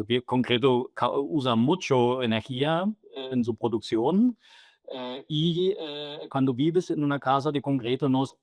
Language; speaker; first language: Spanish; non-native, fluent; German